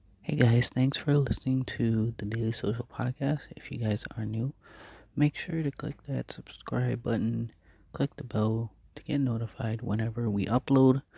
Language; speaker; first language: English; native; English